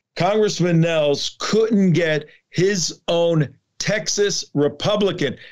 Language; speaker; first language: English; native; English